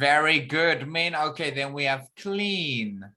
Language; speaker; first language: English; non-native, fluent; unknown